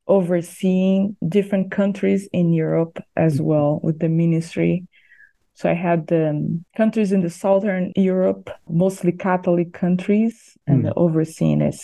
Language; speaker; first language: English; non-native, fluent; Portuguese